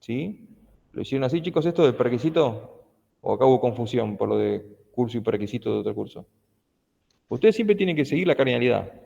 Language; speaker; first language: Spanish; native; Spanish